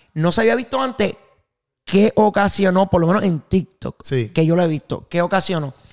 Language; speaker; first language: Spanish; native; Spanish